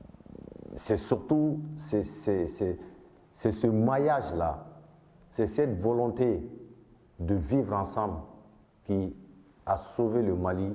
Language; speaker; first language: French; non-native, local second language; Bambara